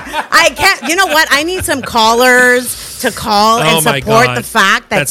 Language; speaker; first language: English; non-native, fluent; Spanish